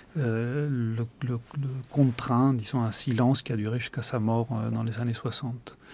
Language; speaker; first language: French; early bilingual, other home language; Spanish